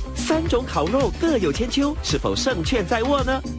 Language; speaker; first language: Chinese; native; Chinese